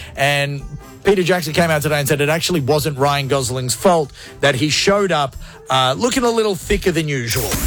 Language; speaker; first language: English; native; English